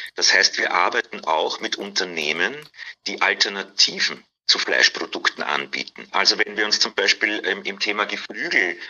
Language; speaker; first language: German; native; German